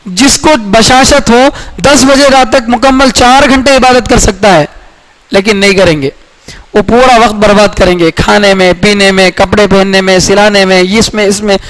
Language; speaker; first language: Urdu; native; Urdu